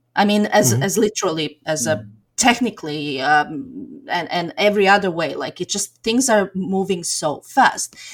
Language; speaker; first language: English; non-native, fluent; Serbian